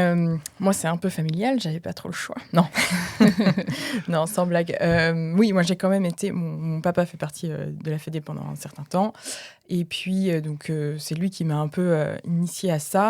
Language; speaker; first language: French; native; French